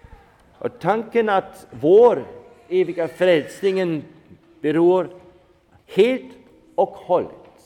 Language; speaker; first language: Swedish; non-native, fluent; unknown